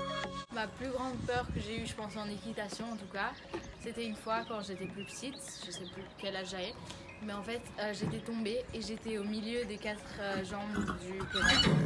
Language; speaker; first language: French; early bilingual, other home language; Italian